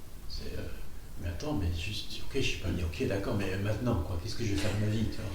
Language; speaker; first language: French; native; French